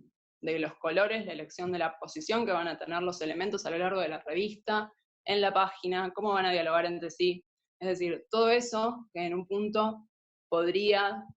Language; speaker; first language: Spanish; native; Spanish